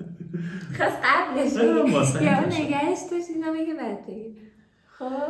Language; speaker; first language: Persian; native; Persian